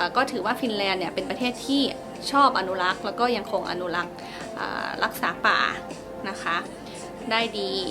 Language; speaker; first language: Thai; native; Thai